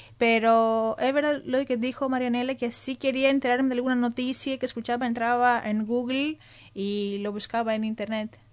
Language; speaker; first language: Spanish; non-native, fluent; Greek